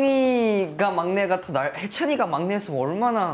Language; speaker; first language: Korean; native; Korean